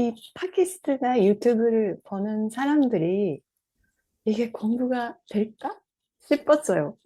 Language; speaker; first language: Korean; non-native, fluent; Japanese